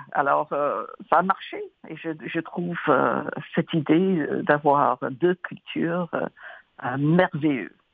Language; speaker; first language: French; non-native, fluent; English